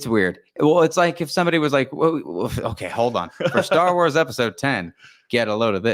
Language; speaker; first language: English; native; English